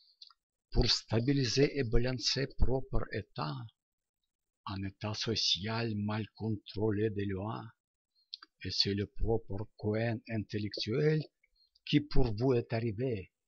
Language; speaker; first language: French; non-native, learner; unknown